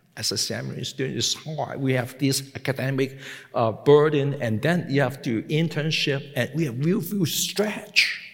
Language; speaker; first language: English; non-native, local second language; Cantonese